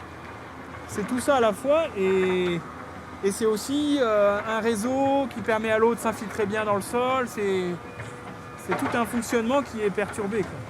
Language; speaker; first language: French; native; French